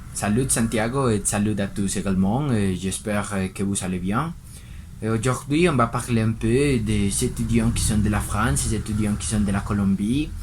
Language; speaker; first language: French; non-native, learner; Spanish